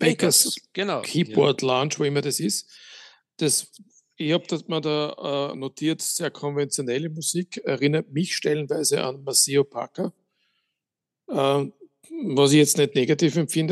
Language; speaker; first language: German; native; German